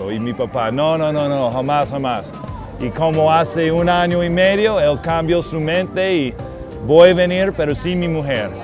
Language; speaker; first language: Spanish; non-native, fluent; English